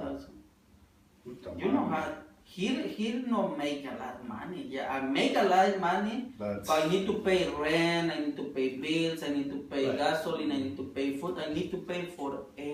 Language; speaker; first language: English; non-native, learner; Spanish